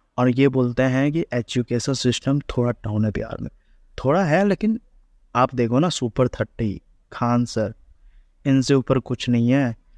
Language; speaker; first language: Hindi; native; Hindi